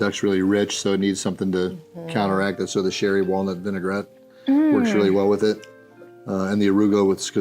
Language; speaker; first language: English; native; English